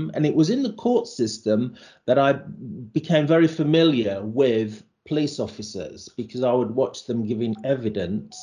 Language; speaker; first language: English; native; English